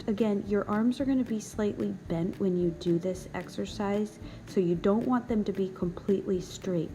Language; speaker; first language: English; native; English